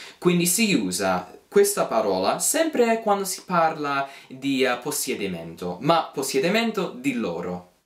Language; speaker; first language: Italian; non-native, fluent; English